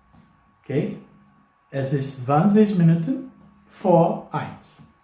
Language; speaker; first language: German; non-native, fluent; English